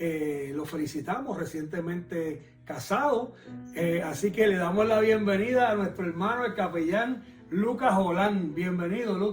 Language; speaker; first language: Spanish; native; Spanish